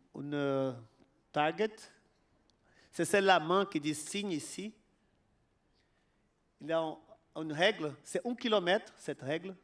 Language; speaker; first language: French; non-native, fluent; Portuguese